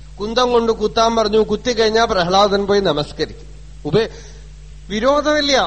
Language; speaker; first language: Malayalam; native; Malayalam